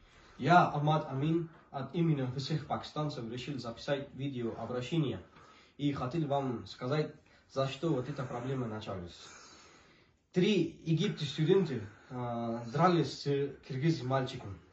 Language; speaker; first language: Russian; non-native, learner; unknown